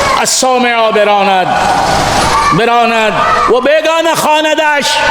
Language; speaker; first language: Urdu; native; Urdu